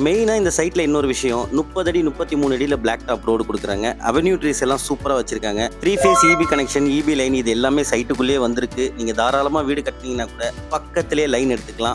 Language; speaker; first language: Tamil; native; Tamil